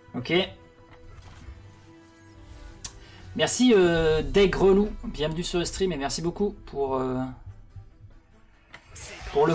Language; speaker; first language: French; native; French